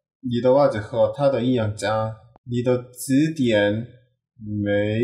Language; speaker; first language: Chinese; non-native, learner; Korean